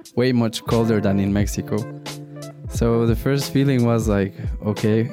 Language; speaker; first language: English; non-native, fluent; Spanish